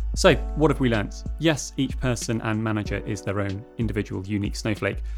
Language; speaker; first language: English; native; English